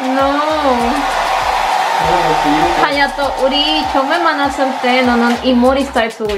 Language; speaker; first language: Korean; non-native, learner; Spanish